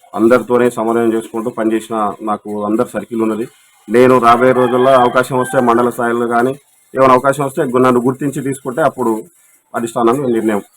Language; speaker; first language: Telugu; non-native, local second language; Lambadi